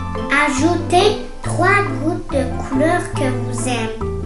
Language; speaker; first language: French; non-native, learner; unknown